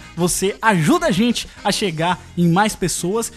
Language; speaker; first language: Portuguese; native; Portuguese